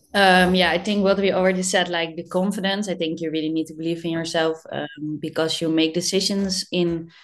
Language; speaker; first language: English; non-native, fluent; Dutch